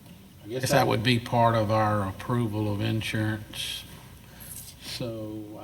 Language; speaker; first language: English; native; English